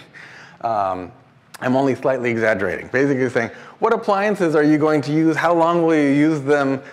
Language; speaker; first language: English; native; English